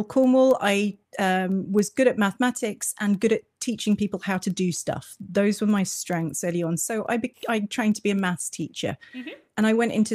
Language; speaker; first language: English; native; English